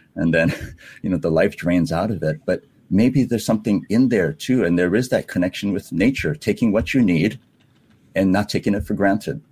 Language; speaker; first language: English; native; English